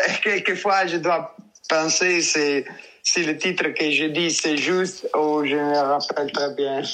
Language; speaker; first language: French; non-native, learner; Italian